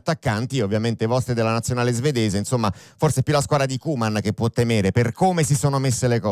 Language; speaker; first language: Italian; native; Italian